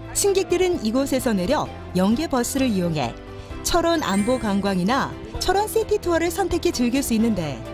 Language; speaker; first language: Korean; native; Korean